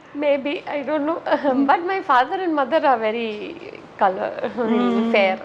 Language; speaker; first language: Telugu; non-native, local second language; Tamil